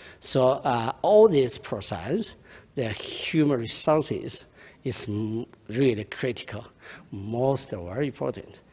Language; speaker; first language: English; non-native, learner; Chinese